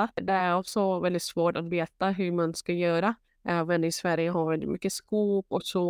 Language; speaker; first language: Swedish; non-native, fluent; Thai